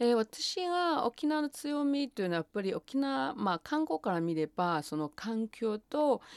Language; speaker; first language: Japanese; non-native, fluent; Chinese